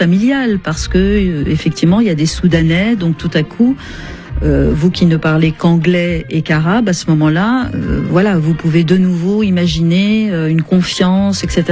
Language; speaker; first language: French; native; French